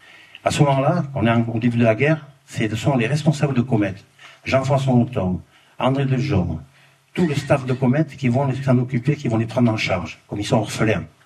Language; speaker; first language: French; native; French